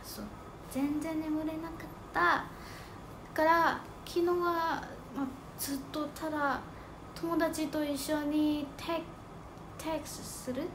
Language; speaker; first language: Japanese; non-native, fluent; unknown